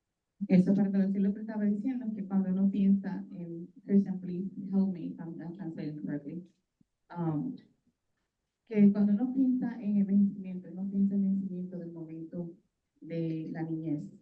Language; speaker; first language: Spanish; early bilingual, heritage; Spanish